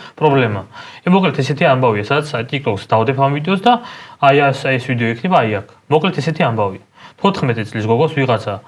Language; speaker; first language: Georgian; non-native, local second language; Armenian